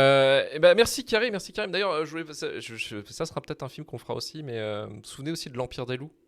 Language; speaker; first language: French; native; French